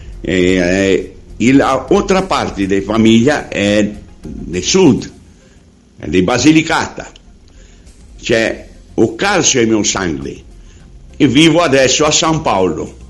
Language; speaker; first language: Italian; non-native, learner; Portuguese